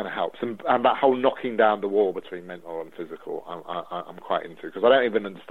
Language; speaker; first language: English; native; English